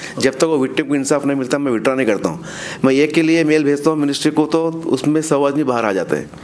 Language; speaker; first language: Hindi; non-native, local second language; Urdu